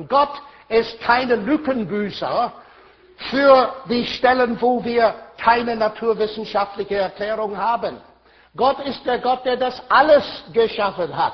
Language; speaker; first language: German; non-native, fluent; English